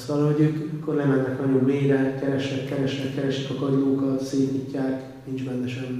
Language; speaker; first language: Hungarian; native; Hungarian